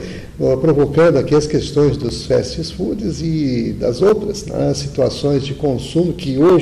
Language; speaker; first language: Portuguese; native; Portuguese